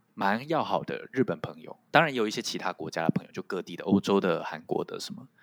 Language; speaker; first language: Chinese; non-native, local second language; Min Nan Chinese